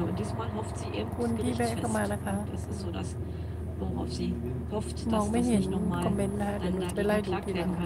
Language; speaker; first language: German; native; German